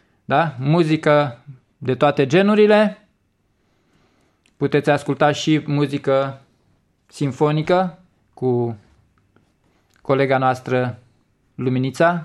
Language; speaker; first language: Romanian; native; Romanian